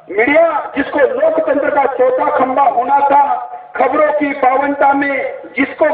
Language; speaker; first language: Hindi; non-native, local second language; Marathi